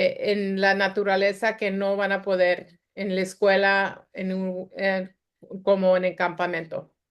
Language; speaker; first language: Spanish; early bilingual, other home language; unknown